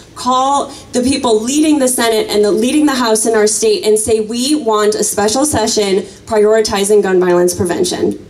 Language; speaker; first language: English; native; English